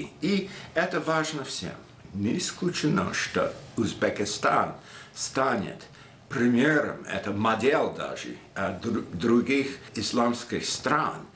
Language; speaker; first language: Russian; non-native, fluent; English